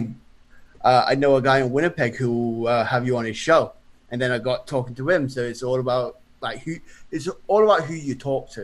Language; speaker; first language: English; native; English